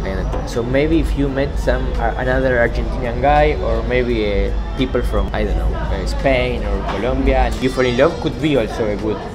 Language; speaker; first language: English; non-native, learner; Spanish